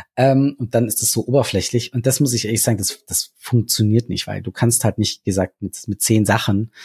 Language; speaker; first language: German; native; German